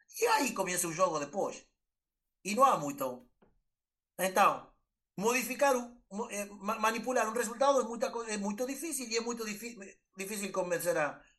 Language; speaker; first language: Spanish; native; Spanish